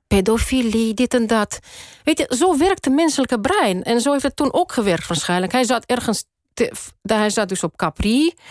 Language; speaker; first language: Dutch; non-native, fluent; Russian